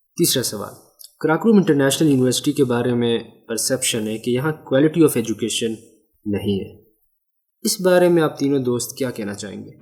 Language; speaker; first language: Urdu; non-native, local second language; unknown